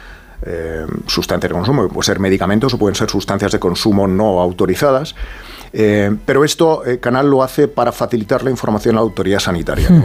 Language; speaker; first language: Spanish; native; Spanish